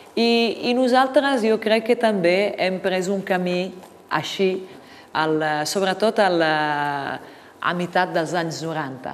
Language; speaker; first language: Catalan; non-native, fluent; Italian